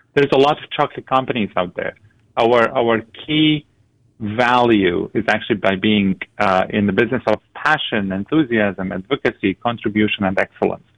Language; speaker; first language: English; non-native, fluent; Arabic